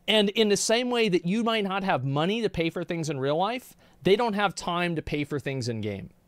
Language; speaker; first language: English; native; English